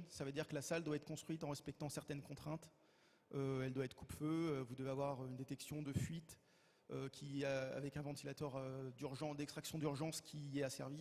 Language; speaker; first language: French; native; French